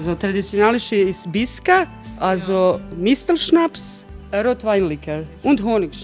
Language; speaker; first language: German; non-native, fluent; Croatian